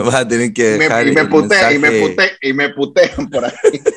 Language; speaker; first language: Spanish; native; Spanish